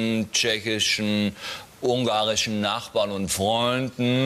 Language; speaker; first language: German; native; German